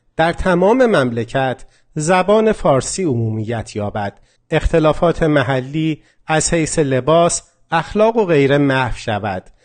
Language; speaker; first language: Persian; non-native, local second language; Azerbaijani